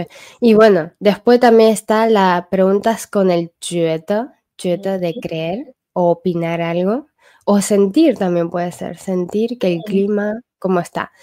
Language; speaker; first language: Spanish; non-native, fluent; Chinese